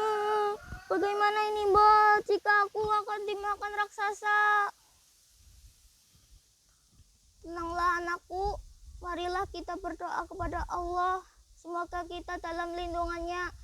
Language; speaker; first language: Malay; non-native, local second language; Javanese